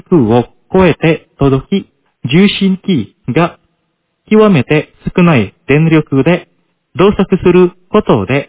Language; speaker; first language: Japanese; non-native, fluent; Indonesian